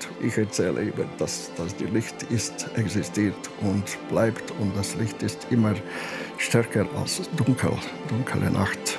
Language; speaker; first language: German; non-native, learner; Latvian